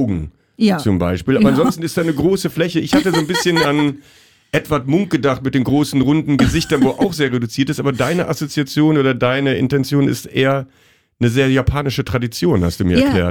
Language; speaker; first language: German; native; German